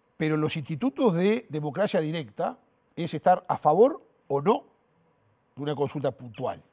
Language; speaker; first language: Spanish; native; Spanish